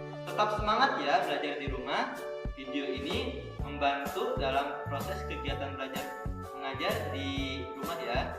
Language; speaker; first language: Indonesian; native; Indonesian